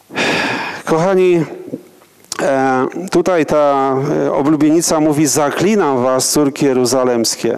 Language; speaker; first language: Polish; native; Polish